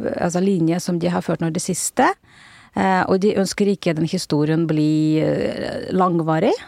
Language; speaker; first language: Norwegian; non-native, fluent; Russian